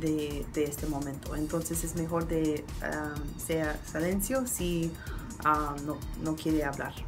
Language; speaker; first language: Spanish; non-native, learner; English